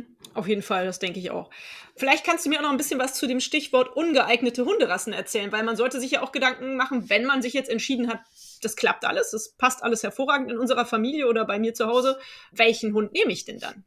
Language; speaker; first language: German; native; German